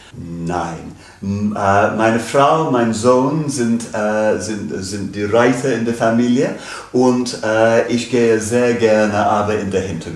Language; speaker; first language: German; non-native, fluent; English